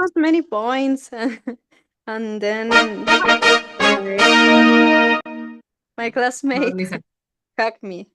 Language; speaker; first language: English; non-native, learner; Spanish